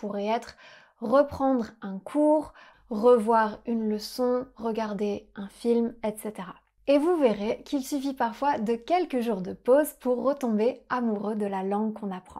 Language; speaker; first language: French; native; French